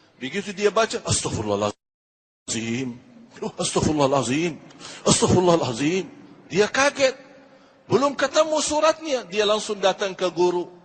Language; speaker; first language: Malay; non-native, fluent; Arabic